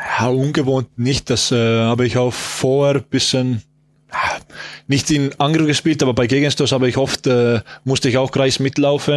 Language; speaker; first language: German; non-native, learner; Estonian